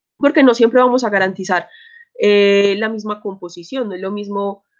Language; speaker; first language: Spanish; native; Spanish